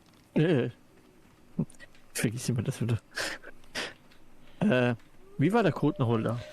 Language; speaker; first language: German; native; German